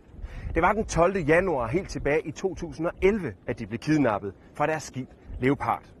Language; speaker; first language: Danish; native; Danish